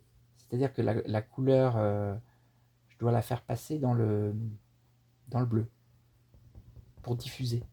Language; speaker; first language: French; native; French